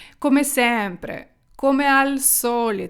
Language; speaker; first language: Italian; non-native, fluent; Ukrainian